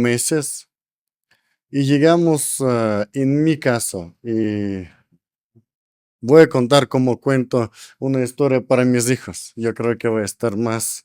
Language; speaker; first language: Spanish; non-native, learner; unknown